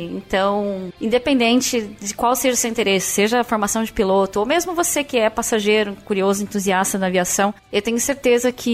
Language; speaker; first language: Portuguese; native; Portuguese